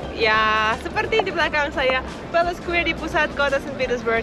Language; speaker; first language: Indonesian; non-native, fluent; Russian